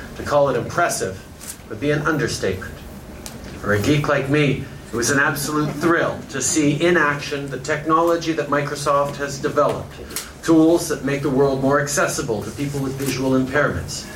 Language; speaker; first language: English; native; English